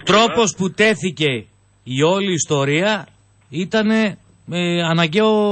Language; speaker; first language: Greek; native; Greek